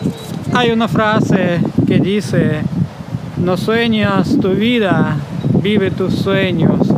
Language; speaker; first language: Spanish; non-native, fluent; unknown